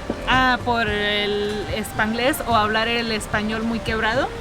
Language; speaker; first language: Spanish; early bilingual, heritage; Spanish